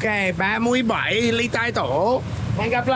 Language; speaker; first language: Vietnamese; non-native, fluent; English